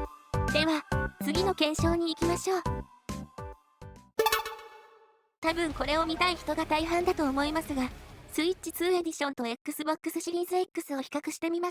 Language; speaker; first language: Japanese; native; Japanese